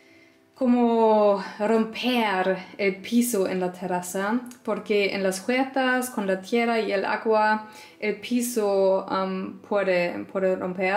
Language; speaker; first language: Spanish; non-native, learner; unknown